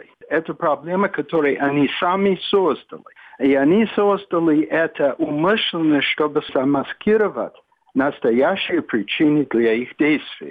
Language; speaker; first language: Russian; non-native, fluent; English